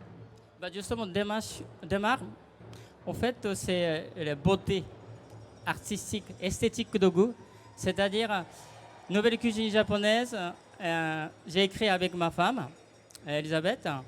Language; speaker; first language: French; non-native, fluent; Japanese